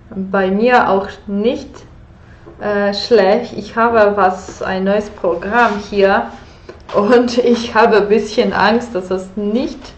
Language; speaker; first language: German; non-native, fluent; Polish